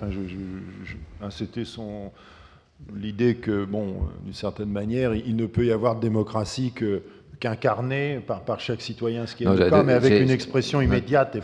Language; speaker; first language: French; native; French